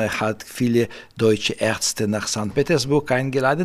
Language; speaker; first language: German; non-native, fluent; Russian